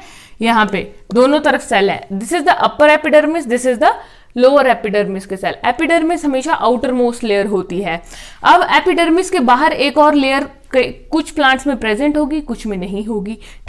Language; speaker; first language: Hindi; native; Hindi